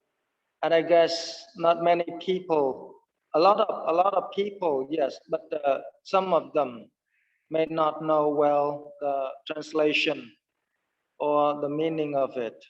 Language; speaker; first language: English; non-native, fluent; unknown